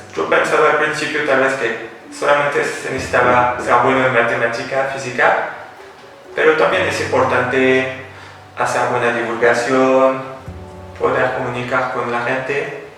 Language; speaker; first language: Spanish; non-native, fluent; French